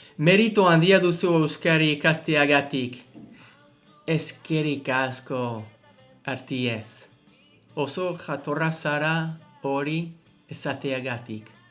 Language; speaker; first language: Basque; non-native, learner; English